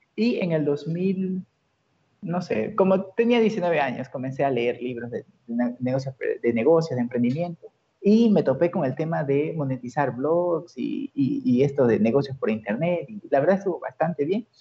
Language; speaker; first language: Spanish; native; Spanish